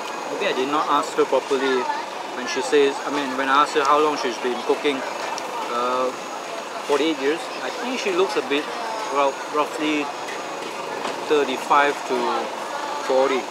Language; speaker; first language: English; non-native, local second language; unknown